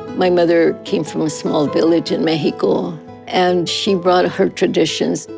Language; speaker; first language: English; native; English